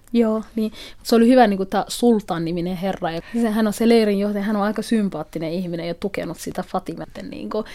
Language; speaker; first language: Finnish; non-native, fluent; Somali